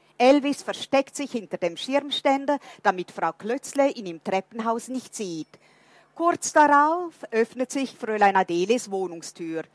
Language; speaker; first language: German; non-native, fluent; Portuguese